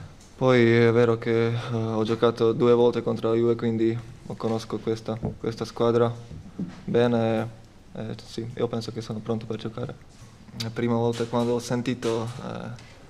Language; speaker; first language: Italian; non-native, learner; Slovak